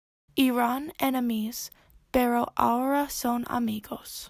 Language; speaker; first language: Spanish; non-native, learner; English